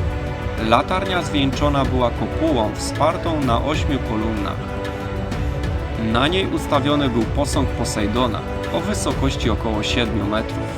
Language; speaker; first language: Polish; native; Polish